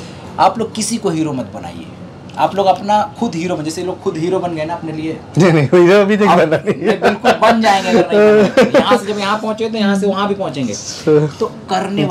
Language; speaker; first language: Hindi; native; Hindi